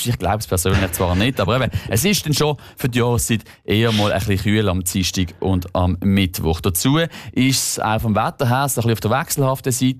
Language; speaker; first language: German; native; German